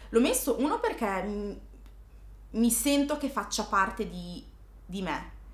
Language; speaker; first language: Italian; early bilingual, other home language; Arabic